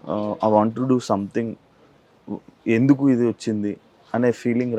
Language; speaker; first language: Telugu; native; Telugu